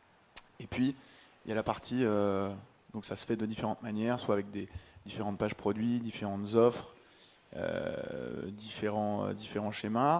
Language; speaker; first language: French; native; French